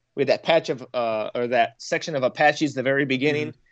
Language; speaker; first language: English; native; English